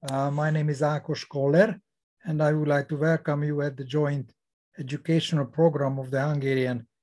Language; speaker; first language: English; non-native, fluent; Hungarian